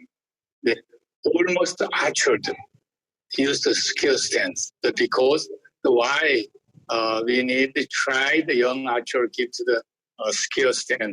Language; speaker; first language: English; non-native, learner; Korean